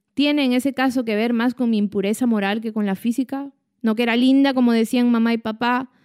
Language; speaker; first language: Spanish; native; Spanish